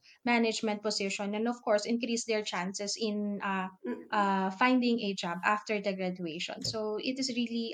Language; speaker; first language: English; non-native, local second language; Filipino